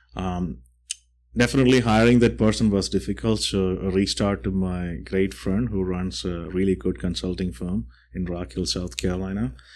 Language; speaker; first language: English; non-native, local second language; Malayalam